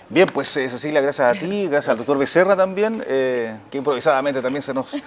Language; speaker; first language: Spanish; native; Spanish